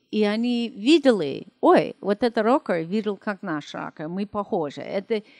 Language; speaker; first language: Russian; non-native, fluent; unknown